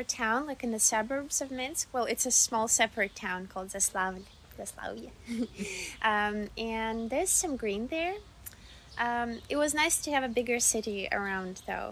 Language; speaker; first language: English; non-native, fluent; Russian